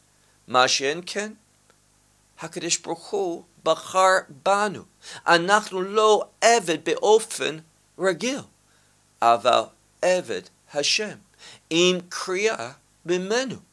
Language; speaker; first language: Hebrew; non-native, fluent; English